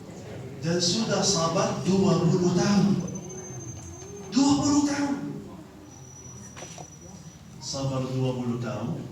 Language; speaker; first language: Indonesian; non-native, fluent; Arabic